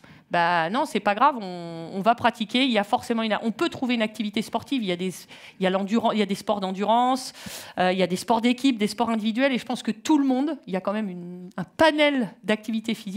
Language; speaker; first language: French; native; French